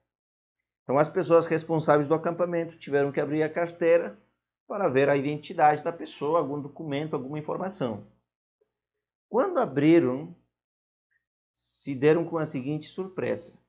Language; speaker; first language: Portuguese; non-native, fluent; Spanish